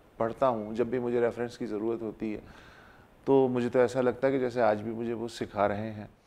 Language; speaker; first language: Urdu; native; Urdu